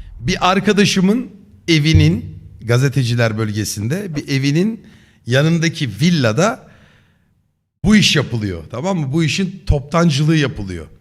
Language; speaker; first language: Turkish; native; Turkish